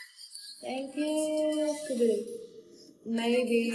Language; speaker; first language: English; non-native, fluent; Russian